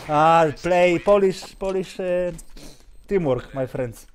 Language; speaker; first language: English; non-native, learner; Polish